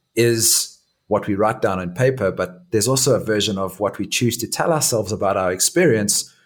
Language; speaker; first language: English; native; English